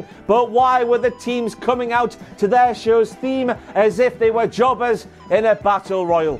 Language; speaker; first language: English; native; English